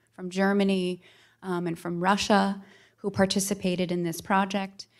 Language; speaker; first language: English; native; English